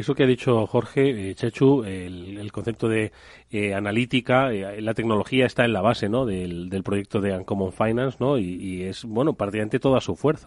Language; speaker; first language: Spanish; native; Spanish